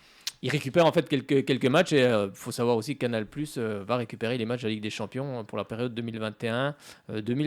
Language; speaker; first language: French; native; French